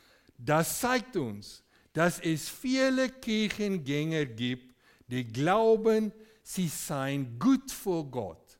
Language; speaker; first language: German; non-native, fluent; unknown